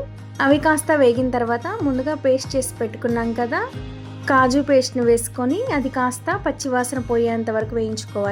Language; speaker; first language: Telugu; native; Telugu